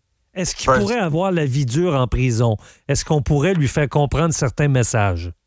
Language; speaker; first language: French; native; French